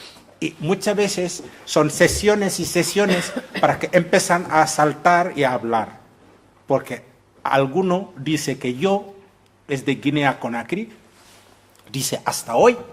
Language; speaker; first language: Spanish; non-native, fluent; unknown